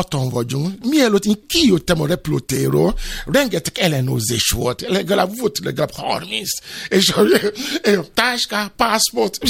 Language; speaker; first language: Hungarian; non-native, fluent; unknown